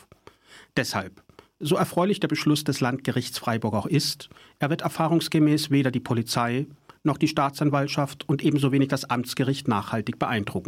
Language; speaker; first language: German; native; German